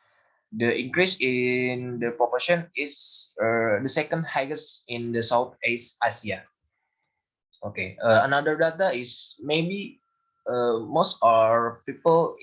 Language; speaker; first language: English; non-native, learner; Indonesian